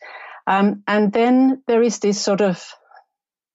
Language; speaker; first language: English; non-native, fluent; Finnish